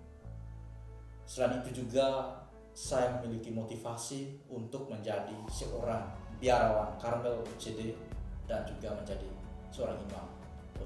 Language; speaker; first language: Indonesian; non-native, local second language; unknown